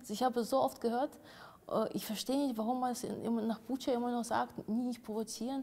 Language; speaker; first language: German; non-native, fluent; Russian